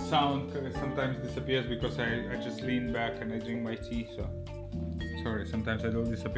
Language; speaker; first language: English; non-native, fluent; Lithuanian